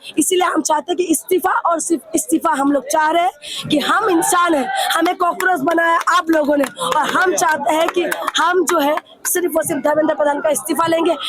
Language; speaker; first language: Hindi; non-native, local second language; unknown